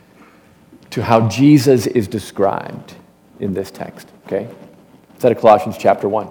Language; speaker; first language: English; native; English